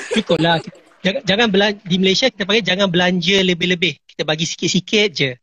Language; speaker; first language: Malay; native; Malay